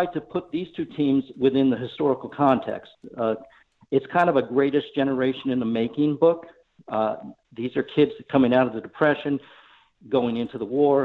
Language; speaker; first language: English; native; English